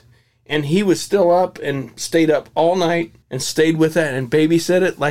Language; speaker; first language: English; native; English